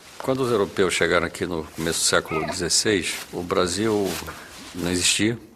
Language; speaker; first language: Portuguese; native; Portuguese